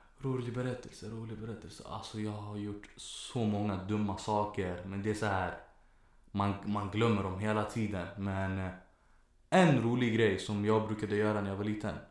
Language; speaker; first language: Swedish; early bilingual, other home language; Arabic